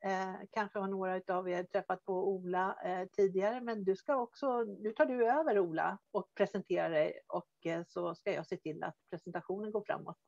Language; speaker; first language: Swedish; native; Swedish